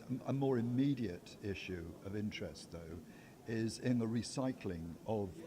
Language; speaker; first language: English; native; English